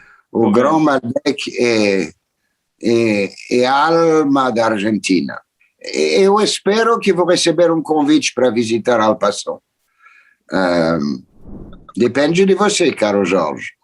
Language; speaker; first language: Portuguese; non-native, fluent; French